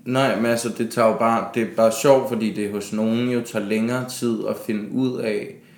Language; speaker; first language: Danish; native; Danish